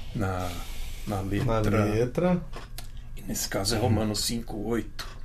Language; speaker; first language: Portuguese; non-native, local second language; Ukrainian